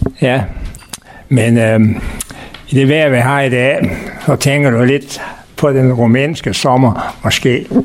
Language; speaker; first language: Danish; native; Danish